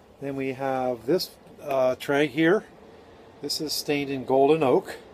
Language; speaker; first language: English; native; English